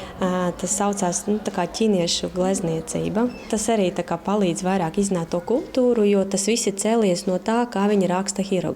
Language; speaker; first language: Latvian; non-native, local second language; Russian